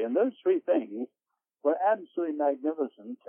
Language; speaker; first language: English; native; English